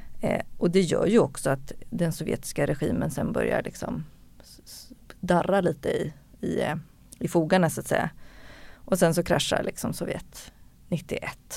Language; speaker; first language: Swedish; native; Swedish